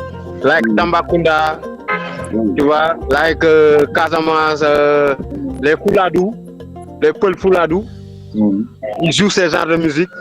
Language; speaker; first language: French; non-native, local second language; Wolof